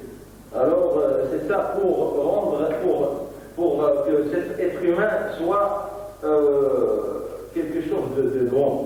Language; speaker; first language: French; non-native, local second language; Arabic